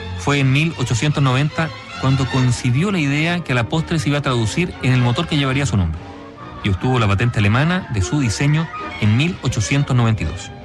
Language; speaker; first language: Spanish; native; Spanish